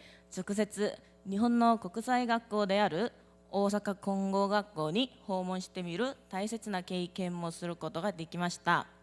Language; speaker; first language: Japanese; non-native, learner; Korean